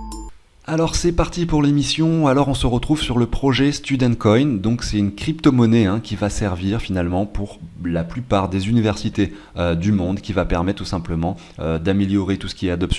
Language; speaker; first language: French; native; French